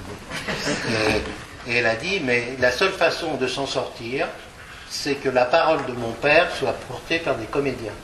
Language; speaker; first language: French; early bilingual, other home language; Polish